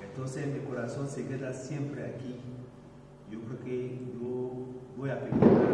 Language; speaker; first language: Spanish; non-native, fluent; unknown